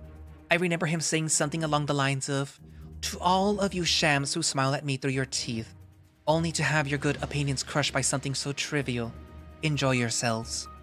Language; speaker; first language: English; native; English